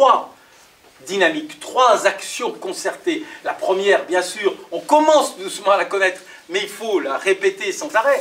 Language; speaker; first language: French; native; French